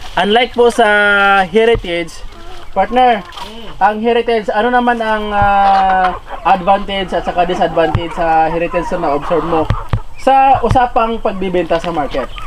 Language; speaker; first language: Filipino; native; Filipino